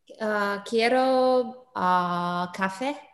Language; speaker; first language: Spanish; non-native, learner; English